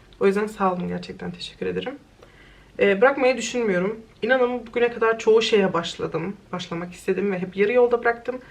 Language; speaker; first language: Turkish; early bilingual, heritage; Turkish